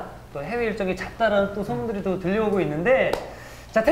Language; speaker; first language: Korean; native; Korean